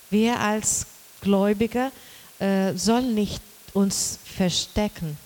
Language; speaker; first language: German; non-native, learner; Portuguese